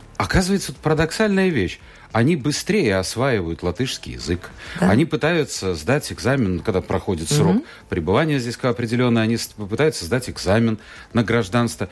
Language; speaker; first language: Russian; native; Russian